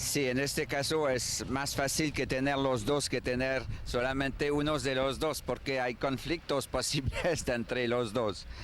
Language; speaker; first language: Spanish; non-native, learner; French